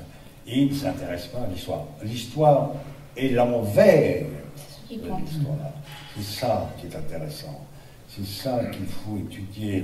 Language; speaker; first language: French; native; French